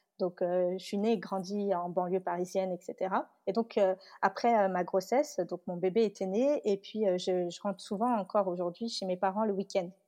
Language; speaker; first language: French; early bilingual, other home language; Tamil